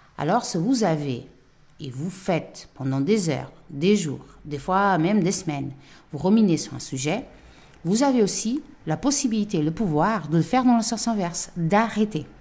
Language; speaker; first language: French; non-native, fluent; Portuguese